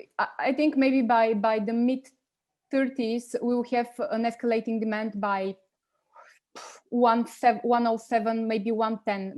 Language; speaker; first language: English; non-native, fluent; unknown